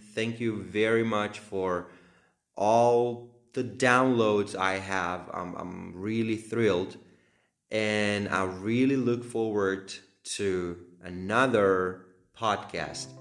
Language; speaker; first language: English; non-native, fluent; Slovak